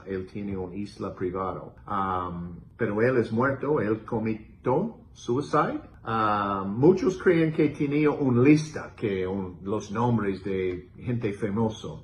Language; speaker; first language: Spanish; non-native, learner; English